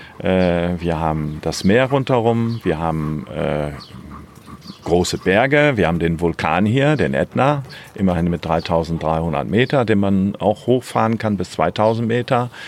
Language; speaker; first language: German; native; German